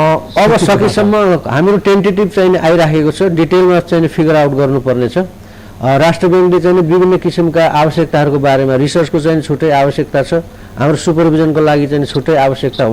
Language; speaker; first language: Nepali; native; Nepali